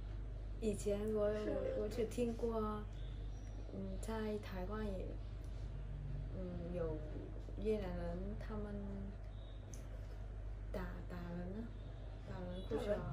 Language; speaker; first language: Chinese; non-native, learner; Vietnamese